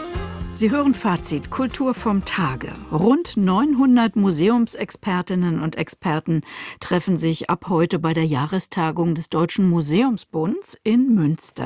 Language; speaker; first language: German; native; German